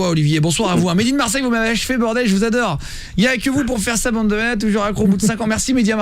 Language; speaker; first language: French; native; French